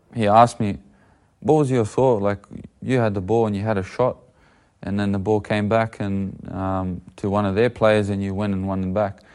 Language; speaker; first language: English; native; English